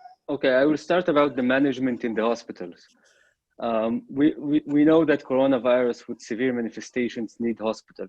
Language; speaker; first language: English; non-native, fluent; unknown